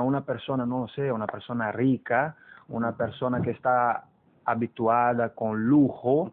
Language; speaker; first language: Spanish; non-native, fluent; Portuguese